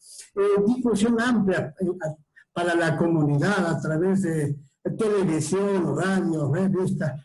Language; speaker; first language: Spanish; native; Spanish